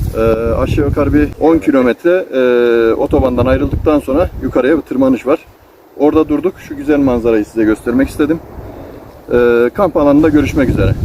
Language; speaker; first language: Turkish; native; Turkish